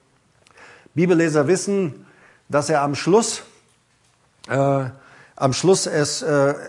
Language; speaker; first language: German; native; German